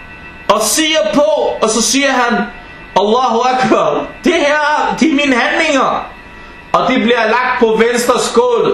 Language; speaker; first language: Danish; early bilingual, other home language; Arabic